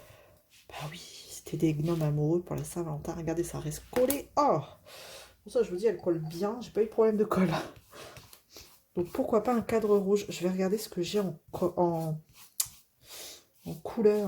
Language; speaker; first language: French; native; French